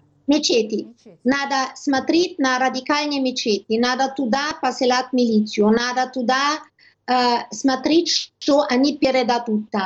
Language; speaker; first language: Russian; non-native, learner; German